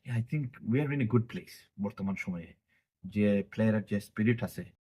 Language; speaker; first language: Bangla; early bilingual, heritage; Bangla